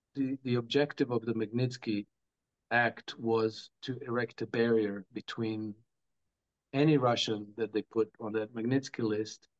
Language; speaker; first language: English; non-native, fluent; Croatian